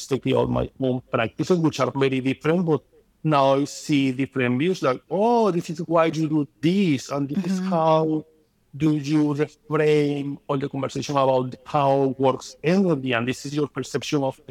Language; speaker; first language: English; non-native, fluent; Spanish